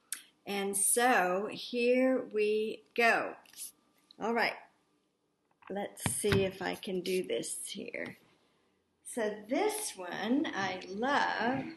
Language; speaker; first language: English; native; English